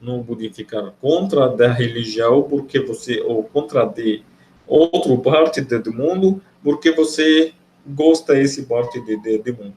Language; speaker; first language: Portuguese; non-native, fluent; Arabic